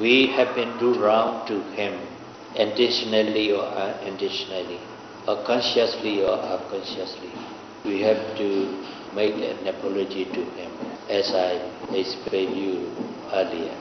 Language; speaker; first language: English; non-native, fluent; Burmese